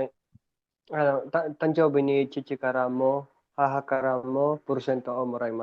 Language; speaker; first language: Japanese; non-native, learner; Filipino